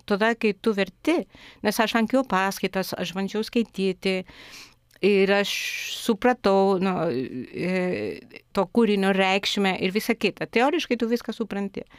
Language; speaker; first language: Lithuanian; non-native, fluent; Spanish